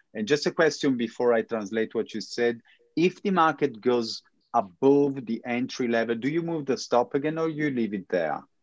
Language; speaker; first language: English; non-native, fluent; Italian